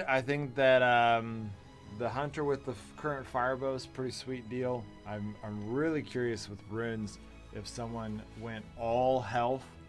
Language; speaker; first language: English; native; English